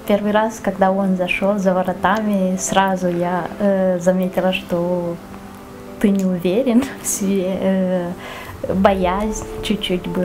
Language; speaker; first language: Russian; non-native, local second language; Romanian